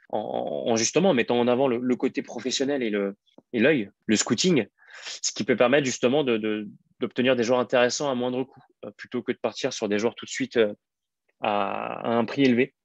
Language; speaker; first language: French; native; French